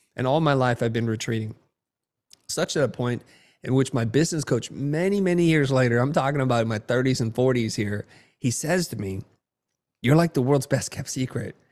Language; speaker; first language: English; early bilingual, other home language; Vietnamese